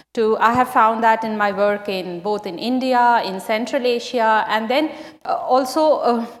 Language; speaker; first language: English; non-native, local second language; Bangla